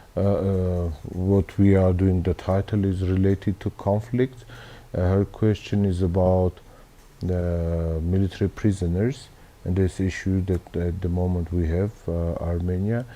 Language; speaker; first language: English; non-native, learner; Armenian